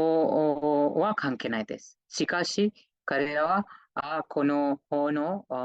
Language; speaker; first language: Japanese; non-native, fluent; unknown